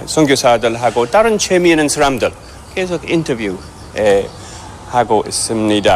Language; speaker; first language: Korean; non-native, fluent; English